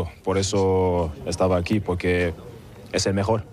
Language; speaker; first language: Spanish; non-native, fluent; German